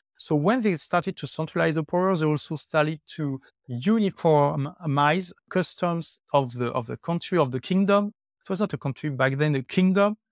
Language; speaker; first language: English; non-native, fluent; French